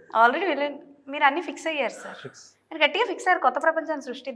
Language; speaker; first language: Telugu; native; Telugu